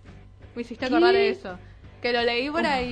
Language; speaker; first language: Spanish; native; Spanish